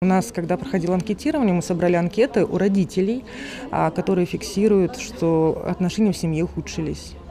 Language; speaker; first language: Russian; native; Russian